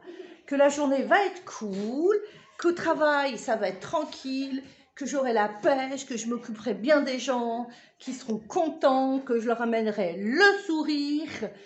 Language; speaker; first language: French; native; French